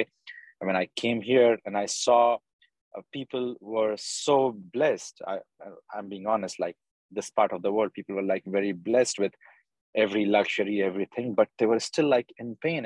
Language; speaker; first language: English; non-native, local second language; Urdu